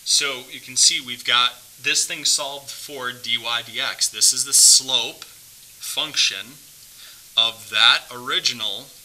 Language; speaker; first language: English; native; English